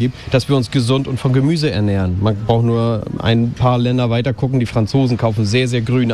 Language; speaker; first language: German; native; German